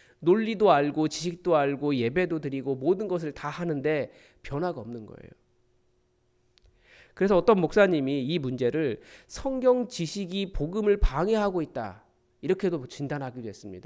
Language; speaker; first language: Korean; native; Korean